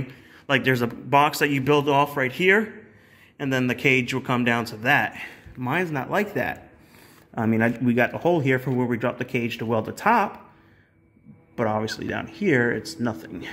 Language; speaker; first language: English; native; English